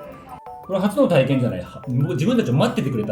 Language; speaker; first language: Japanese; native; Japanese